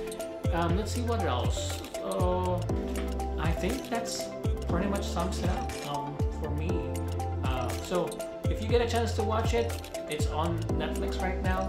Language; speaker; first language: English; non-native, local second language; Filipino